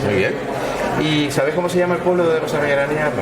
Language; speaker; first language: Spanish; native; Spanish